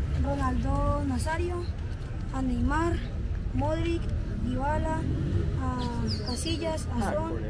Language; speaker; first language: Spanish; native; Spanish